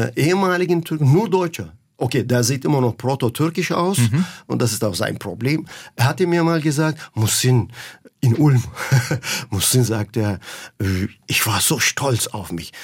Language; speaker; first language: German; non-native, fluent; Turkish